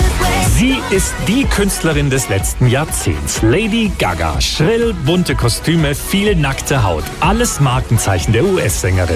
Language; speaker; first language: German; native; German